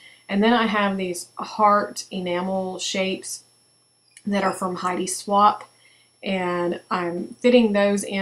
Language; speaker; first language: English; native; English